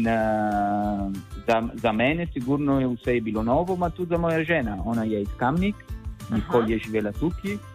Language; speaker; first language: Slovenian; non-native, learner; Italian